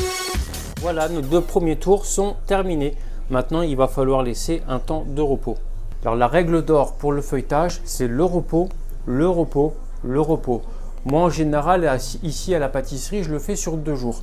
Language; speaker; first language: French; native; French